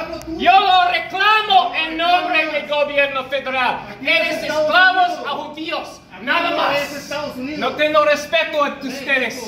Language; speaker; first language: Spanish; non-native, learner; English